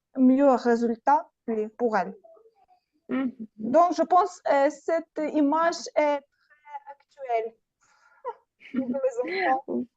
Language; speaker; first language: French; non-native, learner; Russian